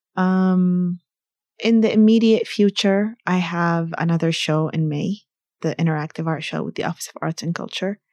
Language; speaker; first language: English; early bilingual, other home language; Arabic